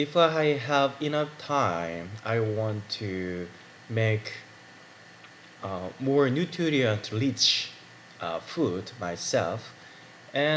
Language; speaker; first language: English; non-native, learner; Korean